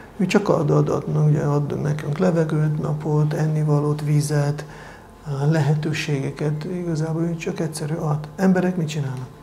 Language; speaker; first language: Hungarian; non-native, fluent; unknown